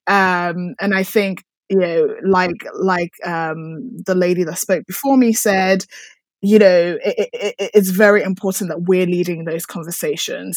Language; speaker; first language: English; non-native, local second language; Akan